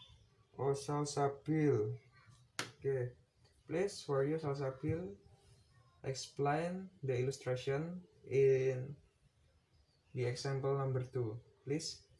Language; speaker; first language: English; non-native, learner; Indonesian